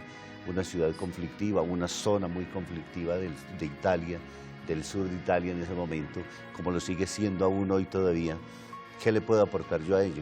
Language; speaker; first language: Spanish; native; Spanish